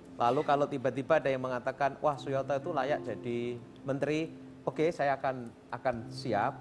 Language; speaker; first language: Indonesian; non-native, local second language; Javanese